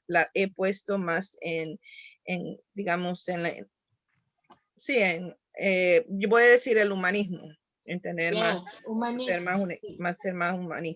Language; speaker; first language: Spanish; early bilingual, heritage; Spanish